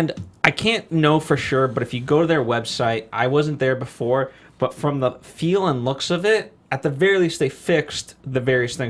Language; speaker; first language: English; native; English